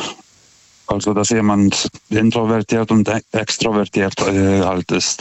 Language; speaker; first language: German; non-native, fluent; Lithuanian